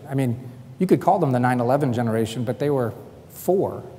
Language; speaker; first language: English; native; English